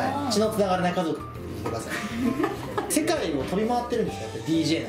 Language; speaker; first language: Japanese; native; Japanese